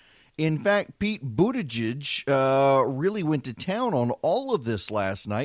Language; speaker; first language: English; native; English